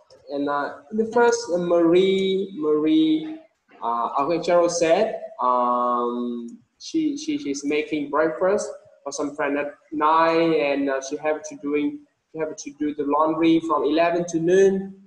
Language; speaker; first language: English; non-native, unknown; Vietnamese